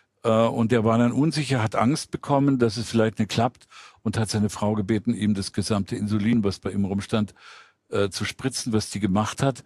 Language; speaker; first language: German; native; German